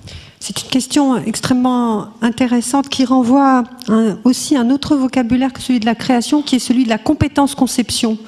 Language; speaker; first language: French; native; French